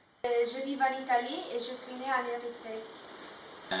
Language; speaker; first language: French; non-native, fluent; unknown